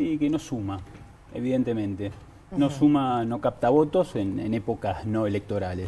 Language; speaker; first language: Spanish; native; Spanish